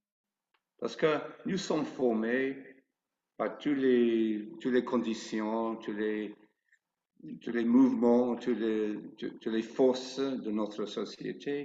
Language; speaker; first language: French; non-native, fluent; English